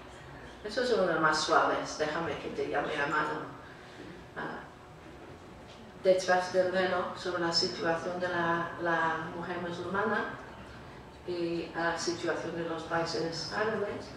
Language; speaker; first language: Spanish; non-native, fluent; English